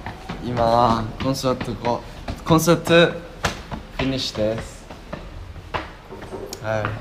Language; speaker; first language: Japanese; non-native, learner; Korean